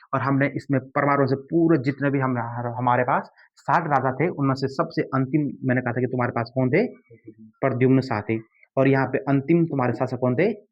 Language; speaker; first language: Hindi; native; Hindi